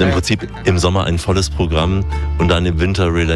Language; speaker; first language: German; native; German